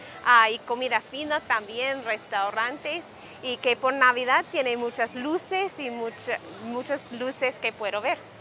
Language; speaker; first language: Spanish; non-native, learner; English